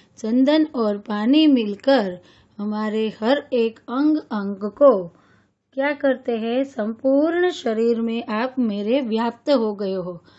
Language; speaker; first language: Hindi; non-native, local second language; Gujarati